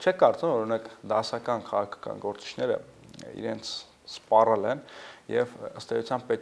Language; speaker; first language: Armenian; native; Armenian